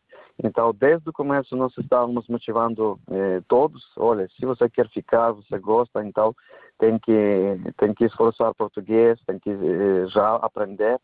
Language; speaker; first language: Portuguese; non-native, fluent; Ukrainian